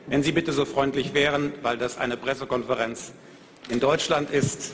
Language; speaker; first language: German; native; German